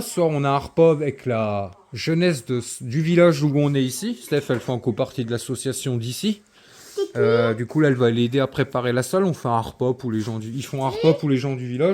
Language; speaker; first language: French; native; French